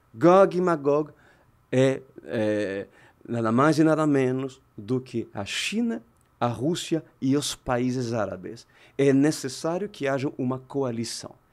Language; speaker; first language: Portuguese; non-native, fluent; French